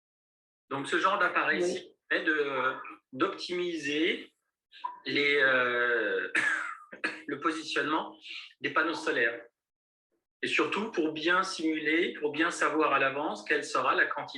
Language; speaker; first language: French; native; French